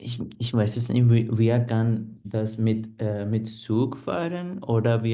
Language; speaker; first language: German; non-native, learner; Punjabi